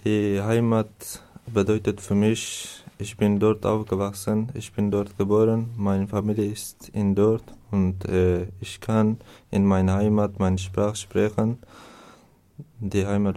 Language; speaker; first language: German; non-native, learner; Turkish